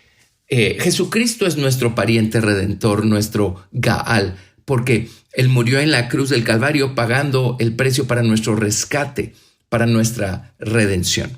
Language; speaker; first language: Spanish; native; Spanish